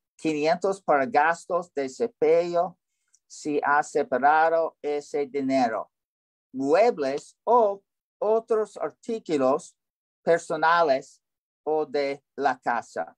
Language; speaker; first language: Spanish; non-native, learner; English